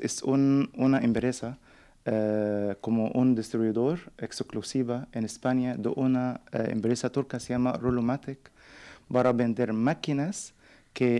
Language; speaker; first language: Spanish; non-native, learner; Arabic